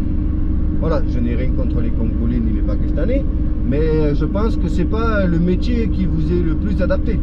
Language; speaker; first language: French; native; French